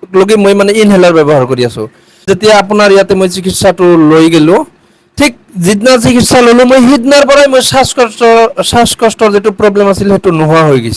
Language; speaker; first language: Assamese; non-native, local second language; Bangla